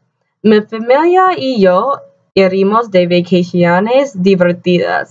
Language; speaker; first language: Spanish; non-native, learner; English